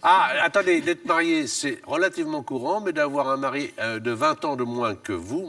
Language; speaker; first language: French; native; French